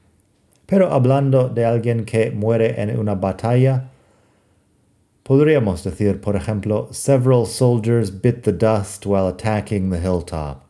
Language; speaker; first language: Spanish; non-native, fluent; English